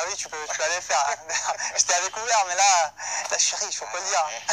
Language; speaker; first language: French; native; French